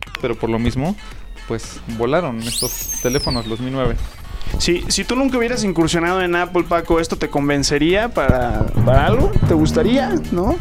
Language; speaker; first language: Spanish; native; Spanish